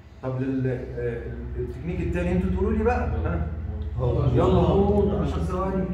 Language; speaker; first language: Arabic; native; Arabic